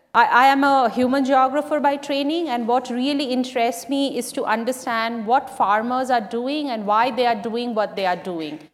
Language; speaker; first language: English; non-native, local second language; Bangla